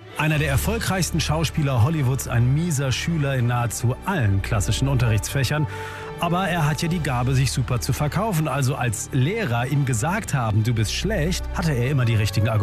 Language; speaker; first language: German; native; German